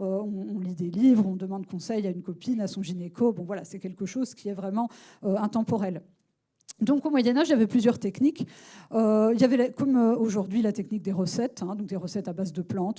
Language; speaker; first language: French; native; French